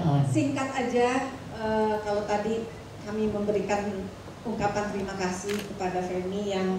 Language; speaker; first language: Indonesian; native; Indonesian